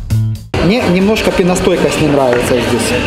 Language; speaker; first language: Russian; native; Russian